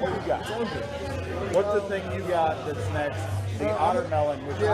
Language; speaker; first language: English; native; English